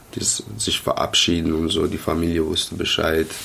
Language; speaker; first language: German; early bilingual, other home language; Arabic